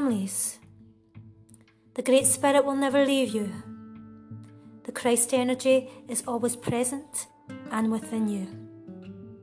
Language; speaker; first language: English; native; English